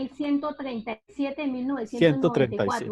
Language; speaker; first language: Spanish; native; Spanish